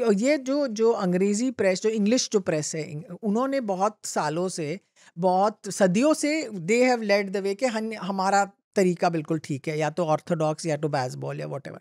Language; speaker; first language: Hindi; non-native, local second language; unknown